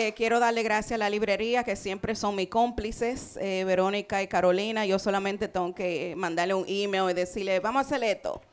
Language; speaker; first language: Spanish; early bilingual, heritage; Spanish